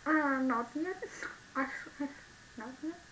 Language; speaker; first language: English; non-native, learner; Vietnamese